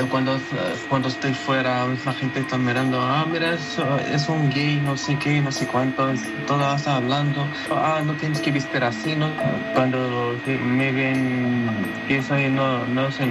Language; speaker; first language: Spanish; non-native, local second language; Arabic